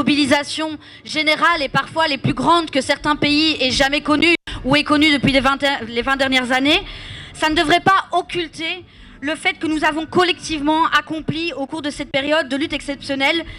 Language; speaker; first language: French; native; French